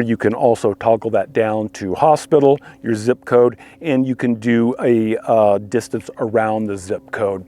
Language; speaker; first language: English; native; English